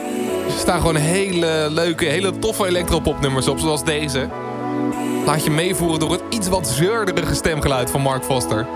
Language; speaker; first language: Dutch; native; Dutch